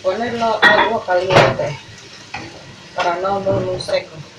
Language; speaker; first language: Spanish; non-native, learner; Indonesian